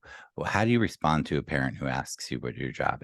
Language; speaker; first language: English; native; English